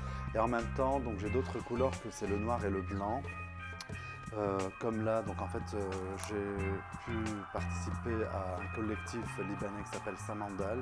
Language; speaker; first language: French; non-native, local second language; Arabic